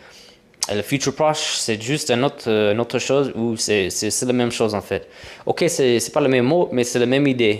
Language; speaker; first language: French; non-native, fluent; English